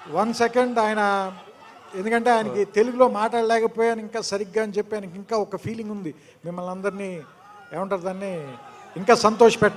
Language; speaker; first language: Telugu; native; Telugu